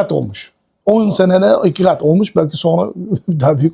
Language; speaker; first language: Turkish; non-native, learner; Uyghur